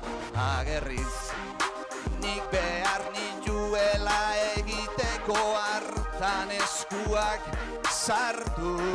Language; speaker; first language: Basque; native; Basque